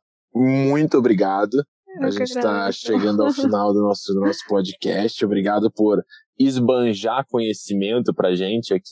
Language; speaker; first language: Portuguese; native; Portuguese